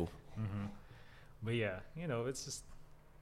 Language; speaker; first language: English; early bilingual, other home language; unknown